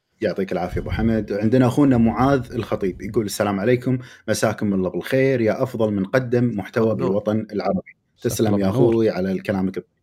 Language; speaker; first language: Arabic; native; Arabic